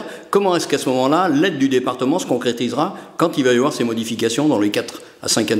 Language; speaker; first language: French; native; French